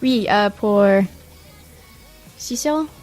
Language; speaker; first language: French; non-native, learner; English